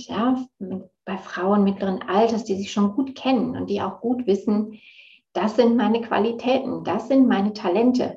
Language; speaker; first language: German; native; German